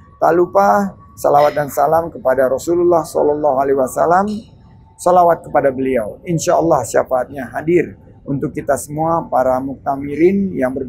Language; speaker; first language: Indonesian; native; Indonesian